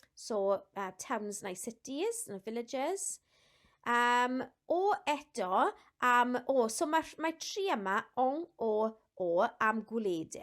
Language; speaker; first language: Welsh; non-native, local second language; English